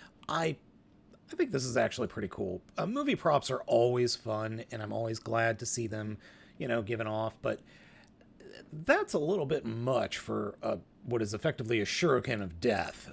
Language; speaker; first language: English; native; English